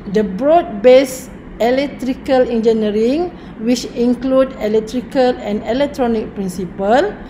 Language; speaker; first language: English; non-native, local second language; Malay